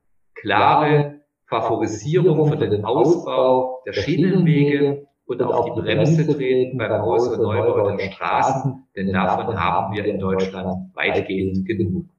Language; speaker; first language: German; native; German